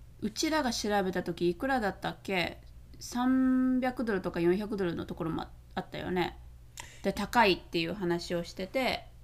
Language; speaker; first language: Japanese; native; Japanese